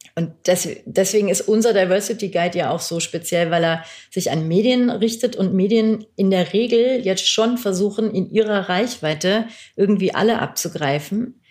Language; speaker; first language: German; early bilingual, other home language; Turkish